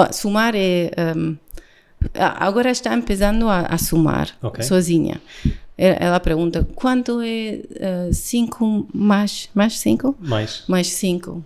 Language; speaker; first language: Portuguese; non-native, learner; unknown